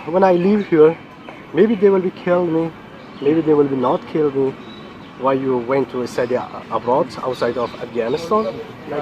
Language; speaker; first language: English; non-native, learner; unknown